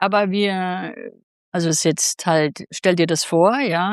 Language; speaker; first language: German; native; German